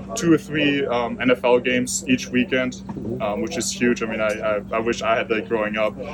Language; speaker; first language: English; non-native, fluent; German